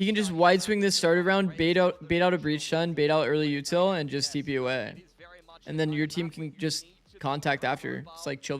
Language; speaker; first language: English; native; English